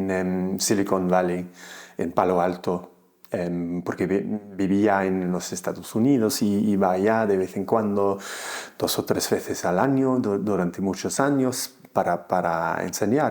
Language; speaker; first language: Spanish; non-native, fluent; English